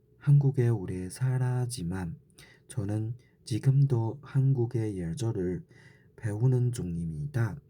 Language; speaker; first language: Korean; non-native, learner; Chinese